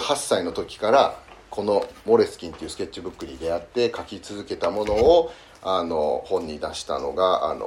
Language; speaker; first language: Japanese; early bilingual, heritage; Japanese